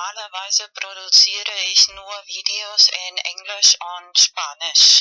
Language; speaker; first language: German; non-native, fluent; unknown